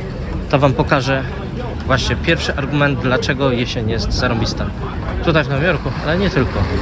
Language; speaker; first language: Polish; native; Polish